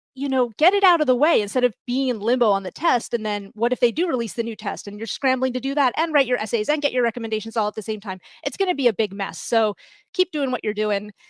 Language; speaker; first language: English; native; English